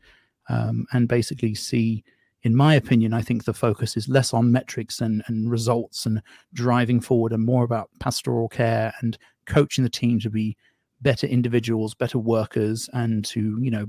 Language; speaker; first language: English; native; English